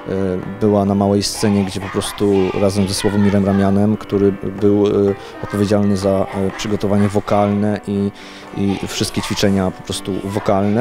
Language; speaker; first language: Polish; native; Polish